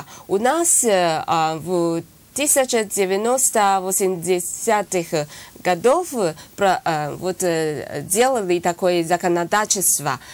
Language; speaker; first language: Russian; non-native, learner; Chinese